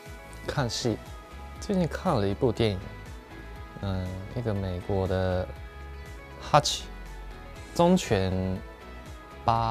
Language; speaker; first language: Chinese; non-native, fluent; Japanese